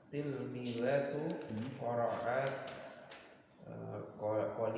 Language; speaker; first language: Arabic; non-native, learner; Indonesian